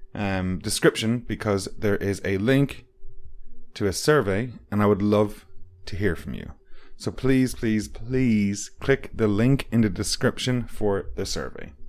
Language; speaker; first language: English; native; English